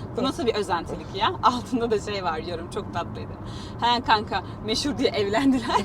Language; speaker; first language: Turkish; native; Turkish